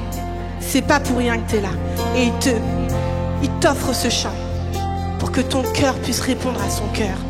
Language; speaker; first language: French; native; French